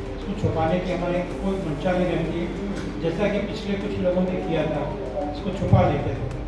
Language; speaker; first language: Hindi; native; Hindi